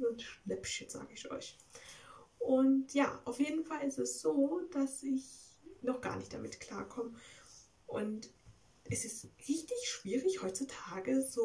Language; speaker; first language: German; native; German